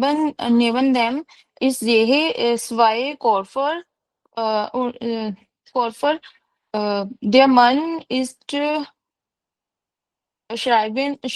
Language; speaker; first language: German; non-native, learner; Hindi